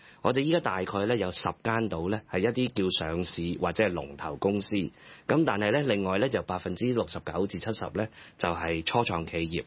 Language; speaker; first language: Cantonese; native; Cantonese